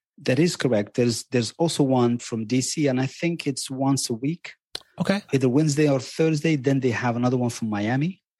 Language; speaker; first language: English; non-native, fluent; Berber languages